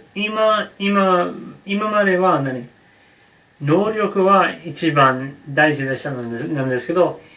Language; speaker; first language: Japanese; non-native, learner; English